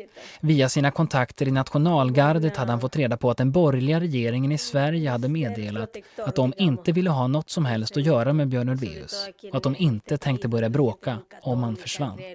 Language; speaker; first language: Swedish; native; Swedish